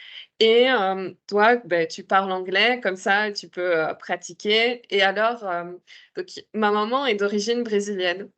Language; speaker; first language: French; native; French